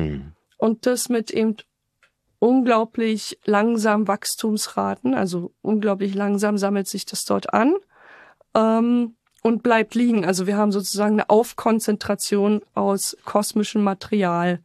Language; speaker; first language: German; native; German